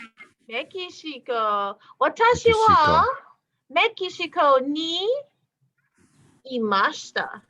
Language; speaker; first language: Japanese; non-native, fluent; English